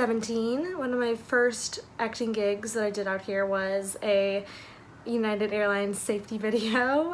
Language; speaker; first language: English; native; English